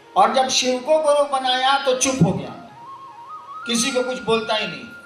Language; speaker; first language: Hindi; native; Hindi